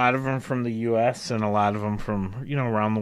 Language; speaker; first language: English; native; English